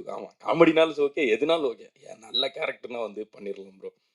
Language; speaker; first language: Tamil; native; Tamil